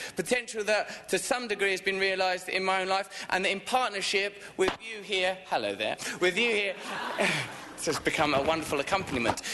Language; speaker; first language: English; native; English